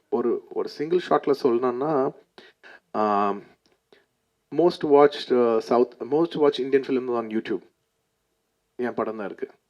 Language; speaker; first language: Tamil; non-native, local second language; Telugu